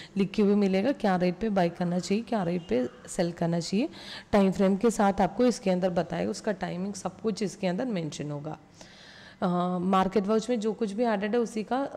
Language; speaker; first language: Hindi; non-native, local second language; Malayalam